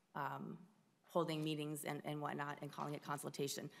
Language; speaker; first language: English; native; English